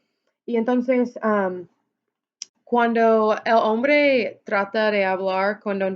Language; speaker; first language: Spanish; non-native, fluent; English